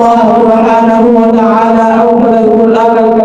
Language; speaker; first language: Arabic; non-native, learner; Bangla